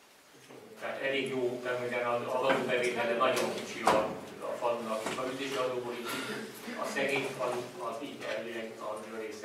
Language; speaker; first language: Hungarian; native; Hungarian